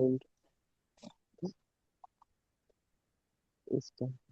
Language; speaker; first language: German; non-native, learner; Tamil